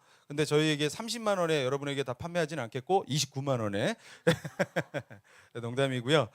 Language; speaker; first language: Korean; native; Korean